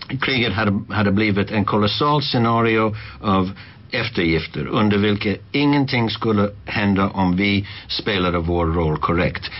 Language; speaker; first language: Swedish; non-native, fluent; English